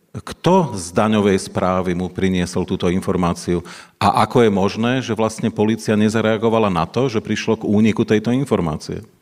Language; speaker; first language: Slovak; native; Slovak